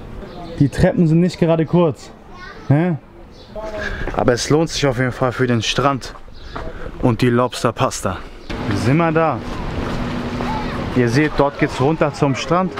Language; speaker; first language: German; native; German